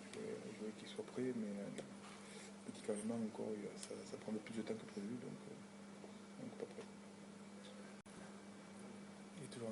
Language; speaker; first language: French; native; French